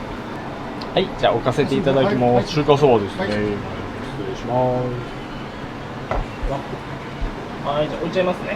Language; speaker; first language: Japanese; native; Japanese